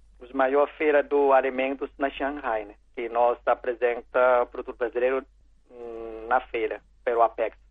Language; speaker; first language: Portuguese; non-native, learner; Chinese